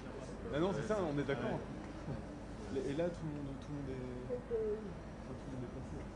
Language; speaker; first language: French; native; French